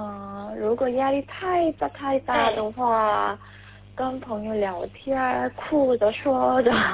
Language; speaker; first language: Chinese; non-native, learner; Korean